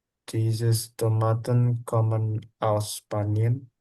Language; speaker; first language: German; non-native, learner; Indonesian